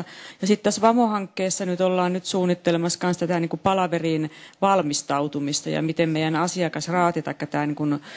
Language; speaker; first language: Finnish; native; Finnish